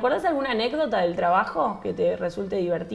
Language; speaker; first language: Spanish; native; Spanish